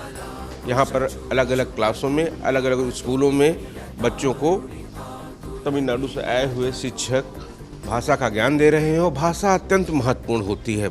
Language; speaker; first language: Hindi; native; Hindi